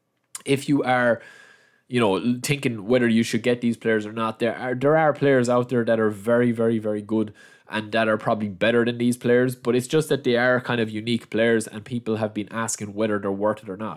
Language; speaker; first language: English; native; English